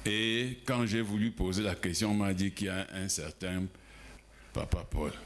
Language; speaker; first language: French; non-native, local second language; Ghomala